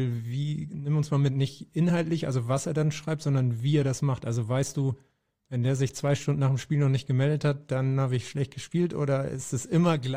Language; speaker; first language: German; native; German